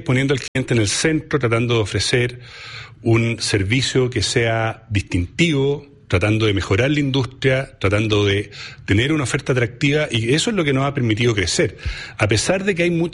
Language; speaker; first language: Spanish; native; Spanish